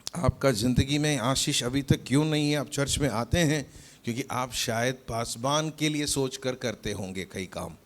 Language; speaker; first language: Hindi; non-native, local second language; Malayalam